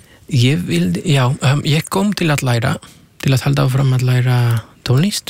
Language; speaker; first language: Icelandic; non-native, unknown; Spanish